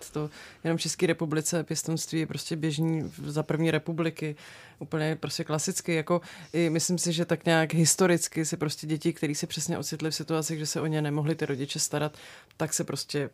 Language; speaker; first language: Czech; native; Czech